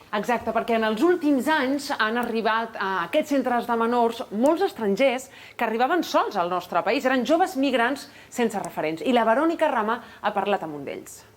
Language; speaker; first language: Catalan; native; Catalan